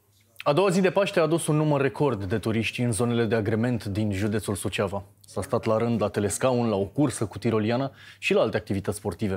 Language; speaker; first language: Romanian; native; Romanian